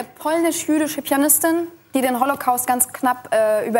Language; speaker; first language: German; native; German